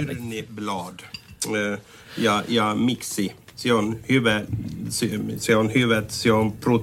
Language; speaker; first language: Finnish; non-native, learner; Swedish